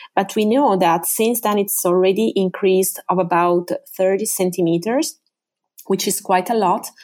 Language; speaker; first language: English; non-native, fluent; Italian